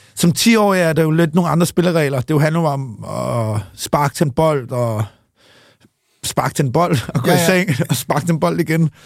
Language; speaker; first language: Danish; early bilingual, other home language; English